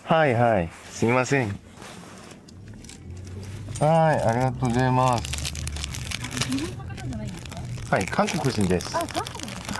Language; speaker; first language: Japanese; non-native, learner; Korean